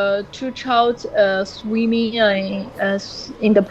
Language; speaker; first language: English; non-native, learner; French